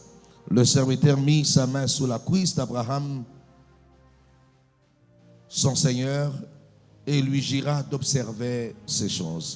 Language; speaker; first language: French; non-native, local second language; Lingala